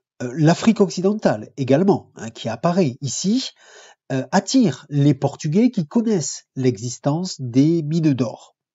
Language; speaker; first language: French; native; French